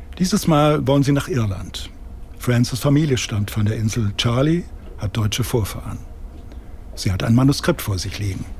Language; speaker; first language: German; native; German